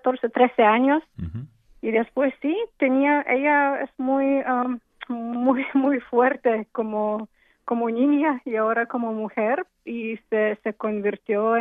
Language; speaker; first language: Spanish; non-native, fluent; English